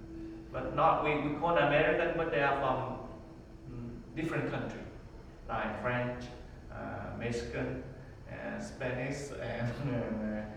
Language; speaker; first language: English; non-native, learner; Vietnamese